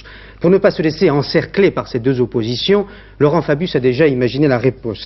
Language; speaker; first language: French; native; French